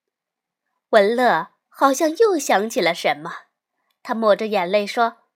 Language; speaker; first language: Chinese; native; Chinese